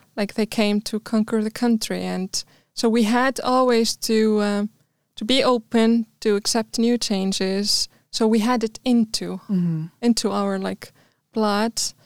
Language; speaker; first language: English; non-native, fluent; Arabic